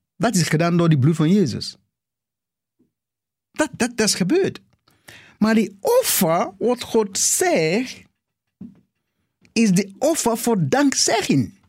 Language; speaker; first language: Dutch; non-native, fluent; English